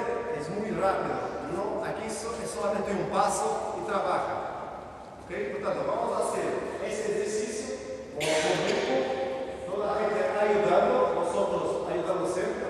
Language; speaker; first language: Spanish; non-native, learner; Portuguese